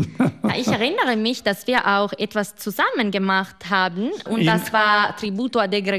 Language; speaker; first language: German; non-native, local second language; Italian